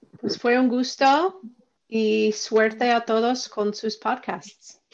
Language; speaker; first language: Spanish; non-native, fluent; English